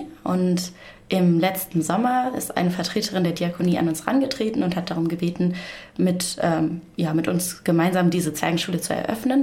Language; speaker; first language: German; native; German